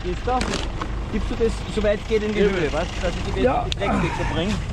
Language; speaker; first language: German; native; German